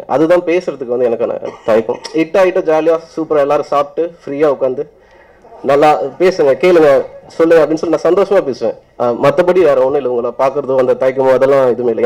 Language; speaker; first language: Tamil; native; Tamil